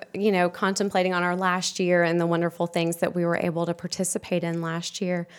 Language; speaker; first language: English; native; English